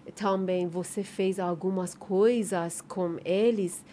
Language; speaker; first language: Portuguese; non-native, fluent; Persian